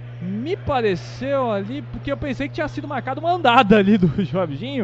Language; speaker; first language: Portuguese; native; Portuguese